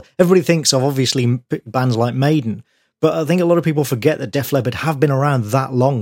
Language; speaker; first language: English; native; English